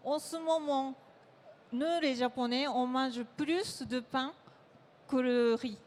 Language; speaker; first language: French; non-native, fluent; Japanese